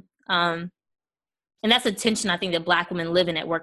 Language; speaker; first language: English; native; English